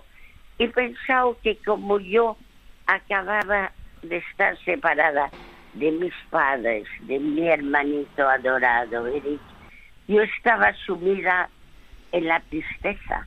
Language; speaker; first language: Spanish; early bilingual, other home language; French